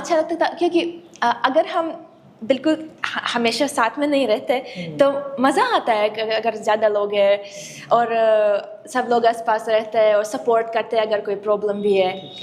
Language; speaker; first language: Hindi; non-native, fluent; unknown